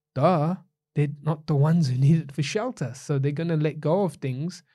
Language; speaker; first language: English; native; English